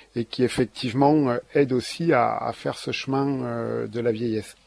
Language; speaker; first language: French; native; French